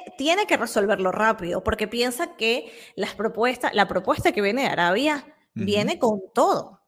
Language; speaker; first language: Spanish; native; Spanish